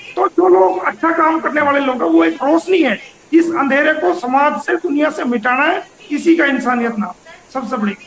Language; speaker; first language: Hindi; native; Hindi